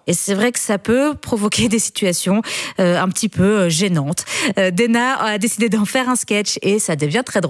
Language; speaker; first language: French; native; French